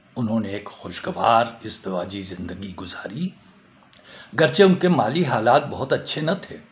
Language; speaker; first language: Urdu; native; Urdu